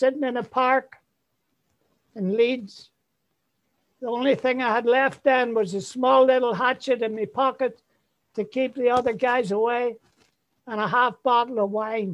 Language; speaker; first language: English; native; English